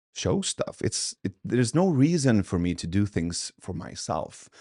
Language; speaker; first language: English; early bilingual, other home language; Swedish